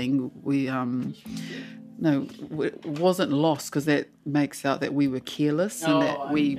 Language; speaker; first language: English; non-native, local second language; Māori